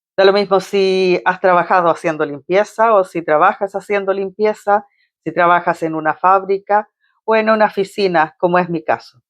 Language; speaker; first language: Spanish; native; Spanish